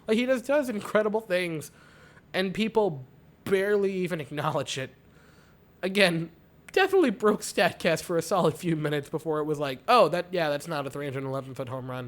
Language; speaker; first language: English; native; English